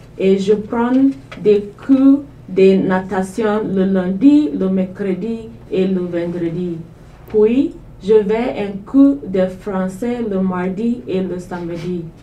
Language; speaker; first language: French; non-native, learner; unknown